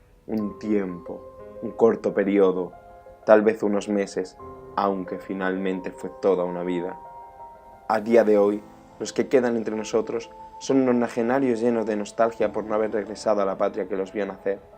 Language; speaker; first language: Spanish; native; Spanish